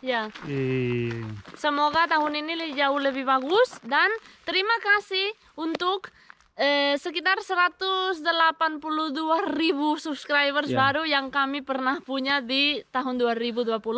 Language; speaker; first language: Indonesian; non-native, fluent; Spanish